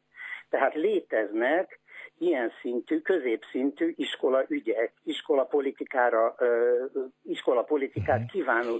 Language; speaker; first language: Hungarian; native; Hungarian